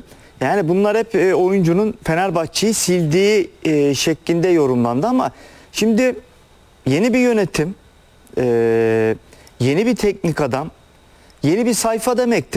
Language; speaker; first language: Turkish; native; Turkish